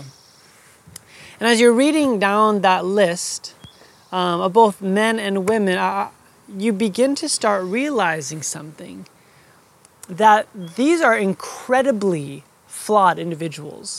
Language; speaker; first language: English; native; English